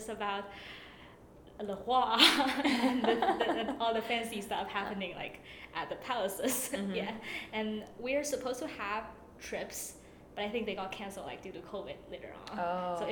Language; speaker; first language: English; non-native, fluent; Chinese